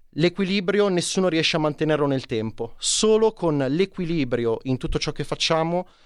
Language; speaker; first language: Italian; native; Italian